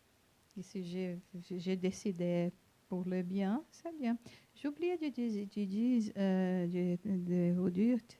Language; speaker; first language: French; non-native, fluent; Portuguese